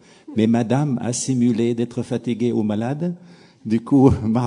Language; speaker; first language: French; non-native, local second language; Arabic